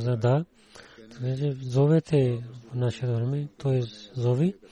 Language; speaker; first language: Bulgarian; non-native, learner; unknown